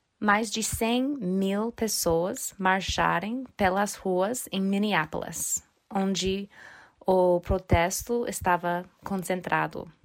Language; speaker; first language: Portuguese; non-native, fluent; English